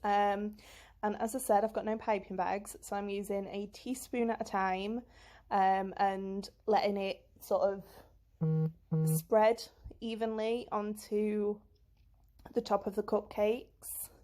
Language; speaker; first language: English; native; English